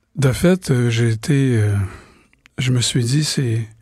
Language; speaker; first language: French; native; French